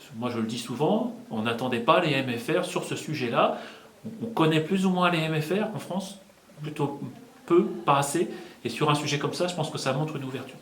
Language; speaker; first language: French; native; French